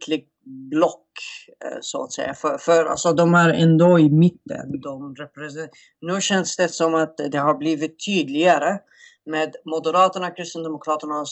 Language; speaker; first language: Swedish; non-native, fluent; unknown